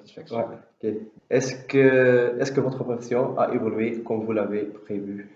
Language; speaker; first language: French; non-native, learner; Dutch